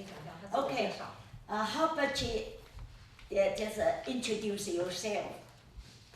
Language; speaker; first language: English; non-native, learner; Chinese